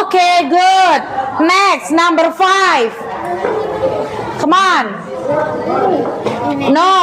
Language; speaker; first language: English; non-native, learner; Indonesian